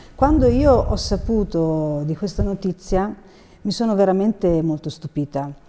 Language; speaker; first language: Italian; native; Italian